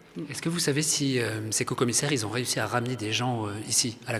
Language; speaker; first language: French; native; French